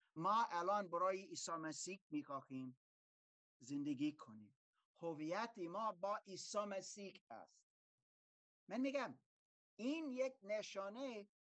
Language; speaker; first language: Persian; non-native, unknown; German